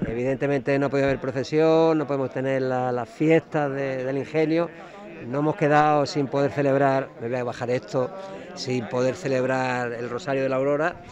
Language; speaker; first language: Spanish; native; Spanish